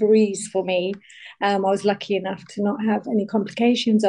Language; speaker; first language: English; native; English